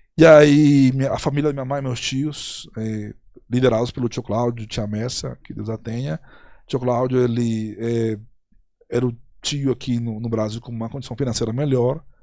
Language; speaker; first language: Portuguese; non-native, fluent; Spanish